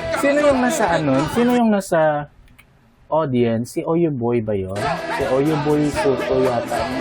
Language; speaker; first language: Filipino; non-native, local second language; Hiligaynon